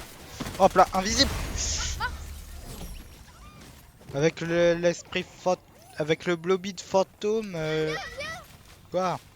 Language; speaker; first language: French; native; French